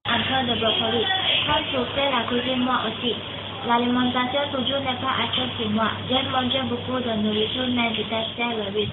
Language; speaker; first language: French; non-native, learner; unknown